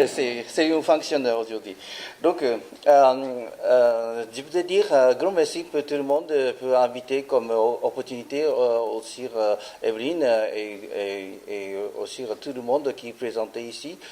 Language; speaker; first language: French; non-native, learner; Japanese